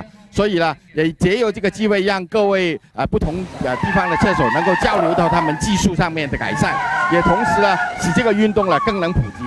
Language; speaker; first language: Chinese; native; Chinese